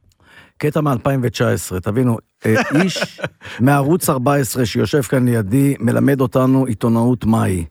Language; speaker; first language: Hebrew; native; Hebrew